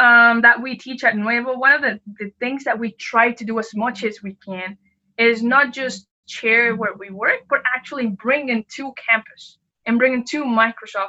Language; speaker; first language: English; non-native, fluent; Spanish